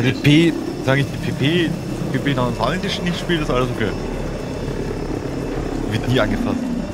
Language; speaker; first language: German; native; German